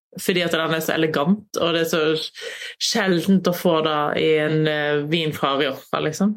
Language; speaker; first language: Norwegian; native; Norwegian